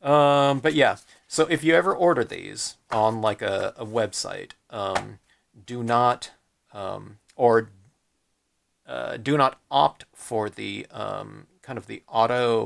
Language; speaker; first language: English; native; English